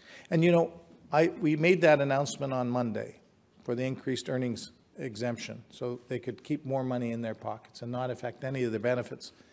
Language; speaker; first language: English; native; English